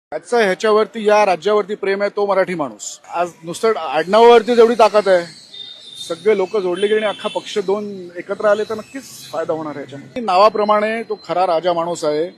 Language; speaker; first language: Marathi; non-native, local second language; Gujarati